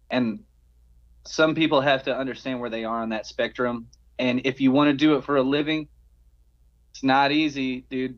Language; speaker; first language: English; native; English